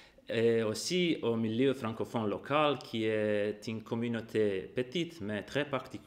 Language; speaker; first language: French; non-native, fluent; Bosnian